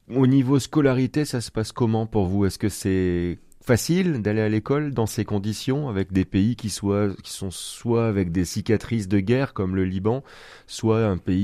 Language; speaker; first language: French; native; French